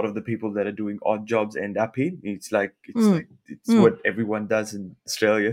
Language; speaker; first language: English; non-native, local second language; Urdu